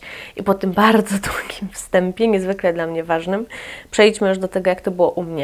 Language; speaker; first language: Polish; native; Polish